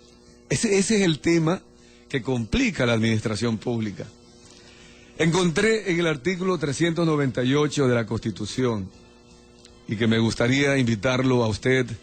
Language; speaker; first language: Spanish; native; Spanish